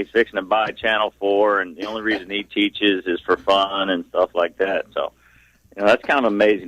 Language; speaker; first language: English; native; English